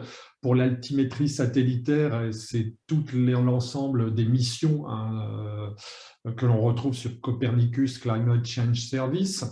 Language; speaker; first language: French; native; French